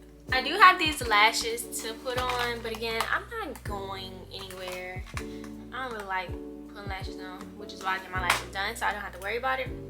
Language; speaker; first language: English; native; English